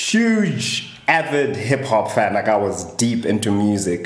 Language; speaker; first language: English; non-native, local second language; Shona